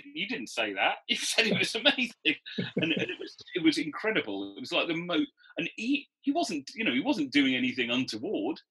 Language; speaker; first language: English; native; English